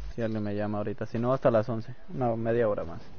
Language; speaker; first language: Spanish; native; Spanish